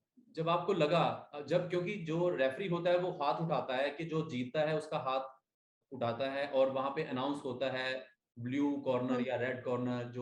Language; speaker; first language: Hindi; native; Hindi